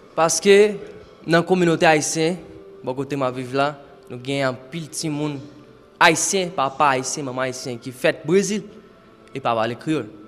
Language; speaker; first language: Haitian Creole; non-native, fluent; Portuguese